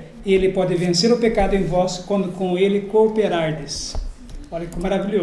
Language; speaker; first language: Portuguese; native; Portuguese